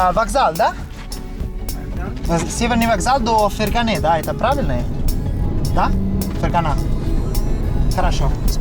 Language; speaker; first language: Russian; non-native, learner; Italian